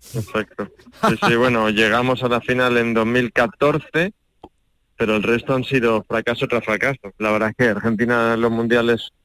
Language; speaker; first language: Spanish; non-native, fluent; French